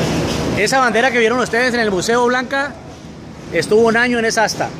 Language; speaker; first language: Spanish; native; Spanish